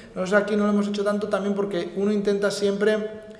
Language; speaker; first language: Spanish; native; Spanish